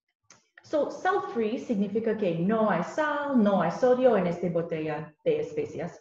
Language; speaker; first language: Spanish; non-native, learner; English